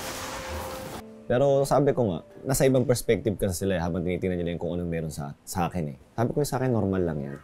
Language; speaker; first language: Filipino; native; Filipino